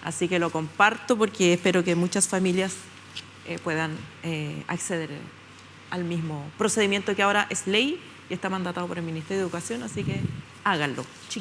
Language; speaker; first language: Spanish; native; Spanish